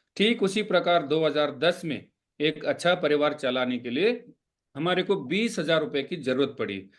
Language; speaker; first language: Hindi; non-native, local second language; Kannada